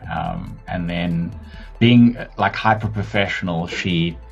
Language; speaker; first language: English; native; English